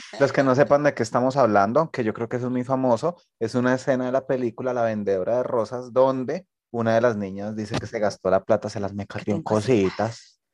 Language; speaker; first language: Spanish; native; Spanish